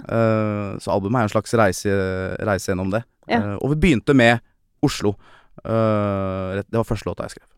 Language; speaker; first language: Norwegian; native; Norwegian